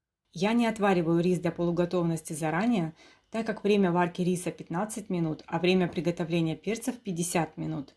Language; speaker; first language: Russian; native; Russian